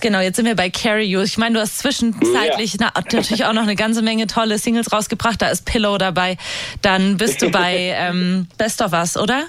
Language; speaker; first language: German; native; German